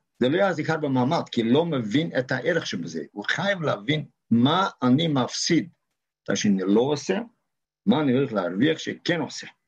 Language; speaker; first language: Hebrew; non-native, local second language; Yiddish